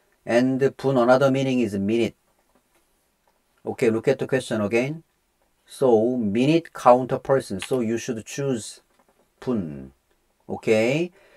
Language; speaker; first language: English; non-native, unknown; Korean